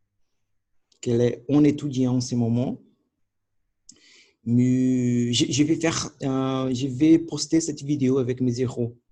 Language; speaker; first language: French; non-native, learner; Portuguese